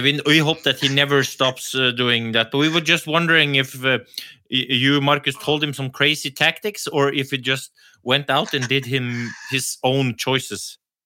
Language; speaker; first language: English; non-native, fluent; Norwegian